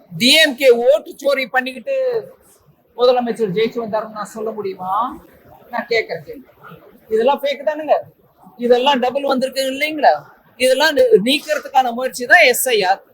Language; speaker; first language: Tamil; native; Tamil